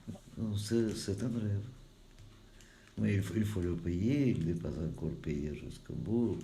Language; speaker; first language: French; non-native, fluent; Russian